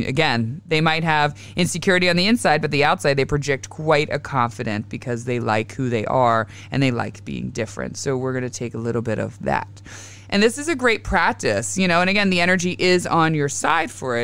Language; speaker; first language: English; native; English